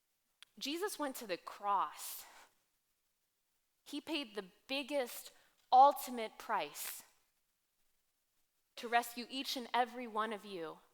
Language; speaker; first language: English; native; English